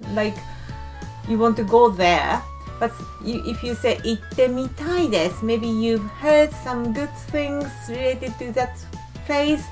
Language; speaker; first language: English; non-native, fluent; Japanese